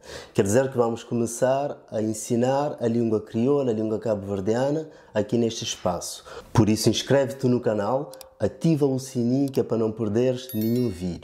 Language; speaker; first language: Portuguese; non-native, local second language; Kabuverdianu